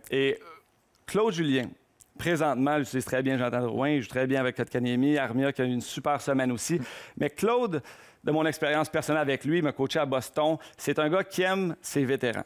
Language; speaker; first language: French; native; French